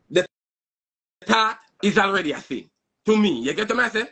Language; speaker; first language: English; non-native, local second language; Jamaican Creole English